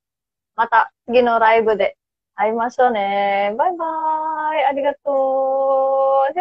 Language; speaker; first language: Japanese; non-native, fluent; Indonesian